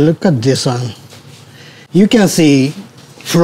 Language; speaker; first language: English; non-native, learner; Japanese